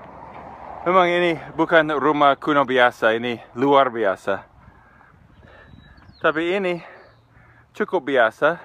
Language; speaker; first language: Indonesian; non-native, fluent; English